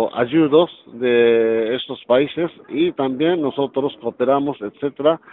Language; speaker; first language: Spanish; non-native, learner; Japanese